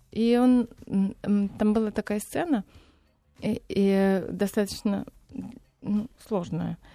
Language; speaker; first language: Russian; non-native, local second language; Lithuanian